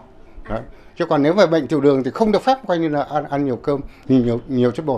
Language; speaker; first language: Vietnamese; native; Vietnamese